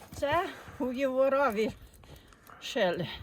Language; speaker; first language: Ukrainian; native; Ukrainian